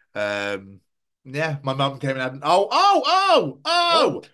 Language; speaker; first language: English; native; English